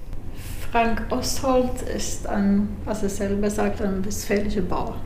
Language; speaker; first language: German; non-native, fluent; Swedish